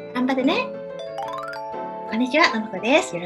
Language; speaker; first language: Japanese; non-native, fluent; Cantonese